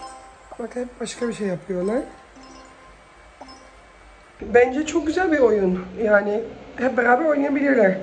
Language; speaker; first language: Turkish; early bilingual, heritage; Turkish